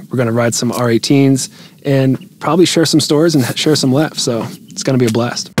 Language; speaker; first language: English; native; English